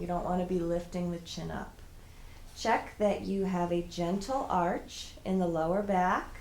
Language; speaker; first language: English; native; English